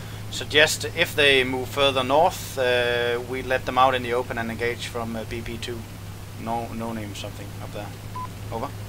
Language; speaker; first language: English; non-native, fluent; Danish